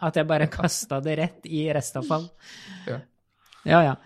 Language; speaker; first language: Norwegian; native; Norwegian